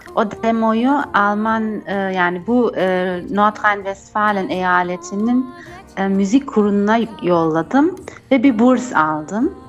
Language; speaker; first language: Turkish; early bilingual, heritage; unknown